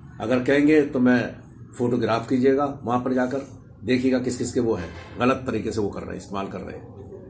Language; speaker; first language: Urdu; native; Urdu